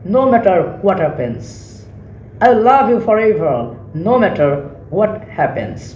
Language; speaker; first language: English; non-native, local second language; Bangla